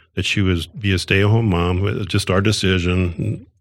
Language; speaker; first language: English; native; English